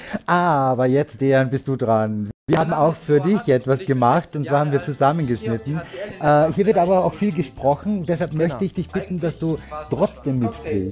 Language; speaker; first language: German; native; German